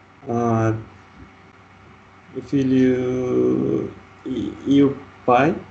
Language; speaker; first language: Portuguese; non-native, learner; Russian